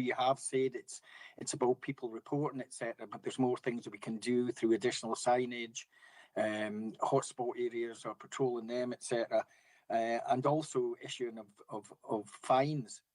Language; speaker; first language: English; native; English